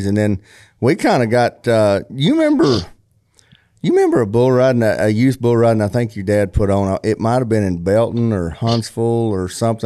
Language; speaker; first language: English; native; English